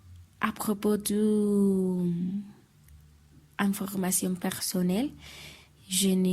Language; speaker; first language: French; non-native, learner; Spanish